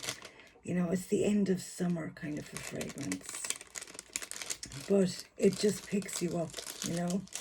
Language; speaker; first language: English; native; English